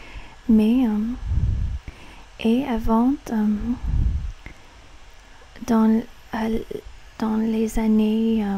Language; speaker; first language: French; non-native, learner; English